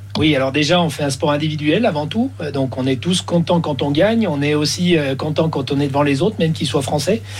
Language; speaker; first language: French; native; French